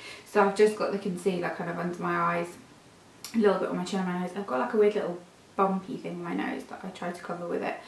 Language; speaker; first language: English; native; English